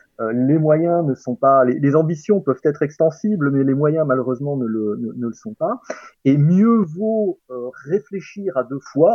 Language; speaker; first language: French; native; French